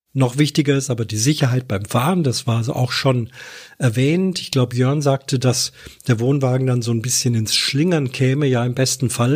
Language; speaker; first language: German; native; German